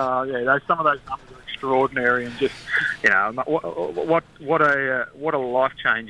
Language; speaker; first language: English; native; English